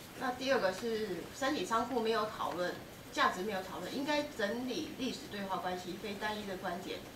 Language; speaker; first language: Chinese; native; Chinese